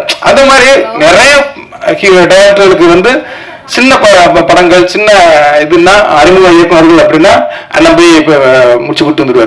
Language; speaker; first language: Tamil; native; Tamil